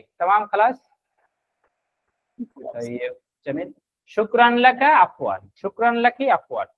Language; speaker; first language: Arabic; non-native, fluent; Bangla